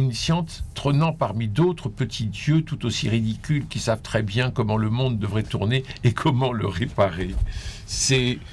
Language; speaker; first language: French; native; French